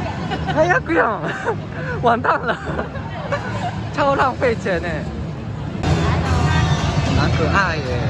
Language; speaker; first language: Chinese; non-native, fluent; Japanese